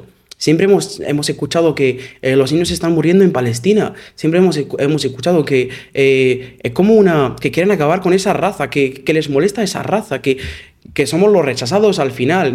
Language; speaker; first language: Spanish; non-native, fluent; Arabic